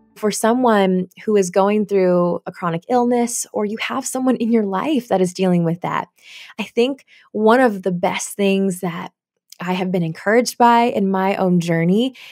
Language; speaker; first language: English; native; English